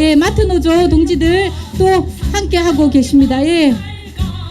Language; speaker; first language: Korean; native; Korean